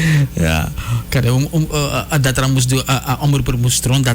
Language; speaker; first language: Dutch; native; Dutch